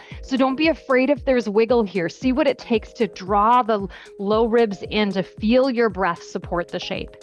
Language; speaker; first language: English; native; English